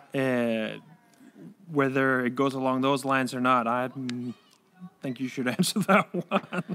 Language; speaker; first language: English; non-native, fluent; Danish